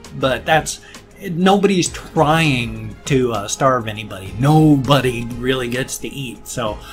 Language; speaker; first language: English; native; English